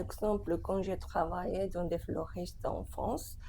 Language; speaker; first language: French; non-native, fluent; Japanese